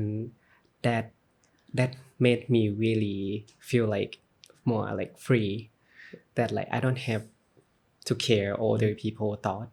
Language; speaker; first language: English; non-native, learner; Thai